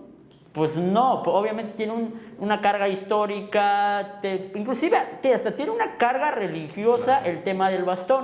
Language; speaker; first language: Spanish; native; Spanish